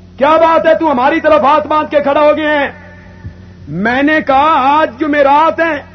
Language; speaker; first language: Urdu; non-native, local second language; Punjabi